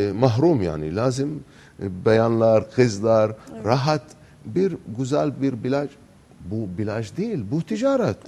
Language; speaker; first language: Turkish; non-native, learner; Arabic